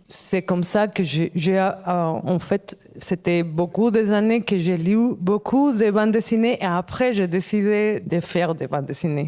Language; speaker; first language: French; non-native, fluent; Spanish